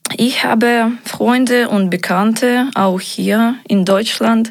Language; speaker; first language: German; non-native, fluent; Ukrainian